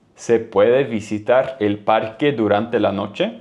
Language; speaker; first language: Spanish; non-native, learner; English